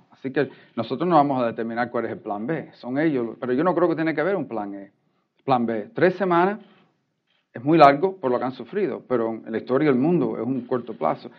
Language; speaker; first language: Spanish; early bilingual, heritage; Spanish